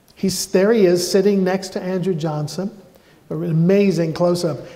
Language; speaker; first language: English; native; English